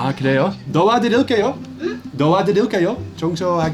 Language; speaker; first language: Korean; non-native, learner; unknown